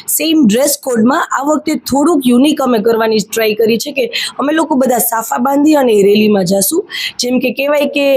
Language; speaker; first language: Gujarati; non-native, local second language; Sindhi